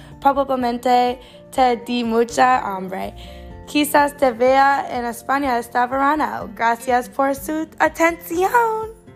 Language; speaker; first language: Spanish; non-native, learner; English